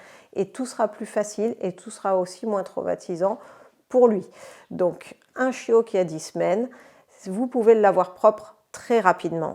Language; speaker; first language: French; native; French